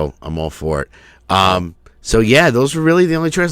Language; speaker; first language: English; native; English